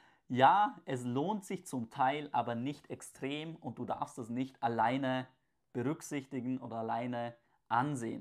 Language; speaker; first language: German; native; German